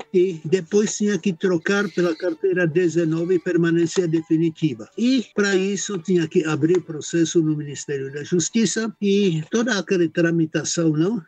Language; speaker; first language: Portuguese; non-native, fluent; Czech